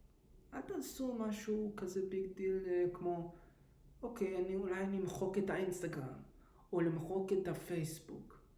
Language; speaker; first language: Hebrew; early bilingual, heritage; English